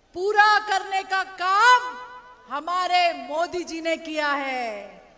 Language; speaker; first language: Hindi; non-native, local second language; Marathi